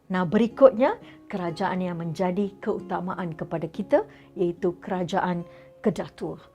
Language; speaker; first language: Malay; non-native, local second language; Tamil